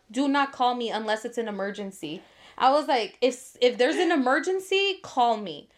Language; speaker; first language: English; early bilingual, other home language; Spanish